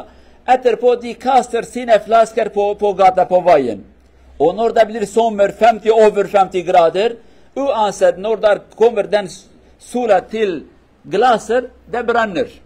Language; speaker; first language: Norwegian; non-native, learner; Kurdish